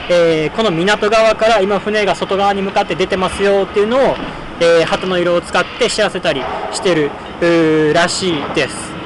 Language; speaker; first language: Japanese; native; Japanese